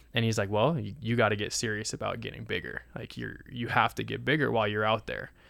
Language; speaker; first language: English; native; English